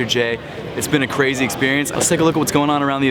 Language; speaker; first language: English; native; English